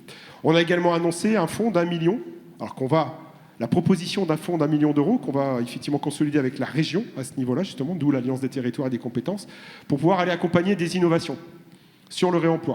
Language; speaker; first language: French; native; French